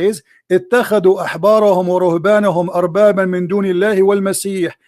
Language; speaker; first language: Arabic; native; Arabic